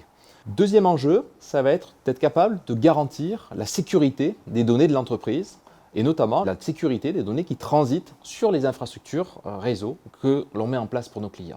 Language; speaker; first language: French; native; French